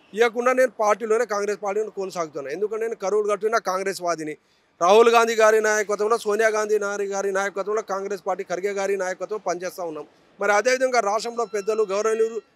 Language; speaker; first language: Telugu; non-native, local second language; Lambadi